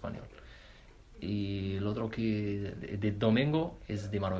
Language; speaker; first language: Spanish; non-native, learner; Arabic